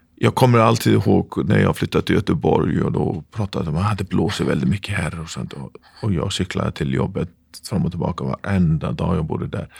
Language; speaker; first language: Swedish; non-native, fluent; Icelandic